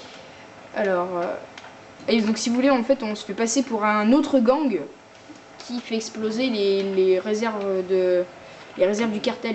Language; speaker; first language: French; native; French